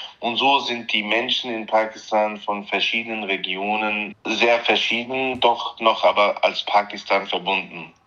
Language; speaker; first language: German; early bilingual, other home language; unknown